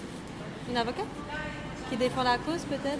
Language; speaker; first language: French; native; French